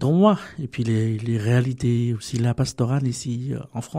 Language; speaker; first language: French; non-native, fluent; Vietnamese